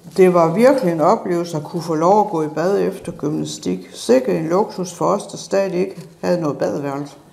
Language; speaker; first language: Danish; native; Danish